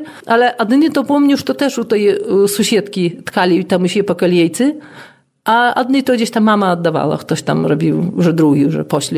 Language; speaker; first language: Polish; non-native, local second language; Belarusian